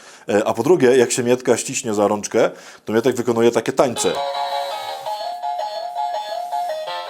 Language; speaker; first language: Polish; native; Polish